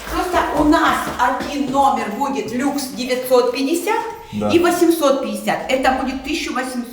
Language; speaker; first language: Russian; native; Russian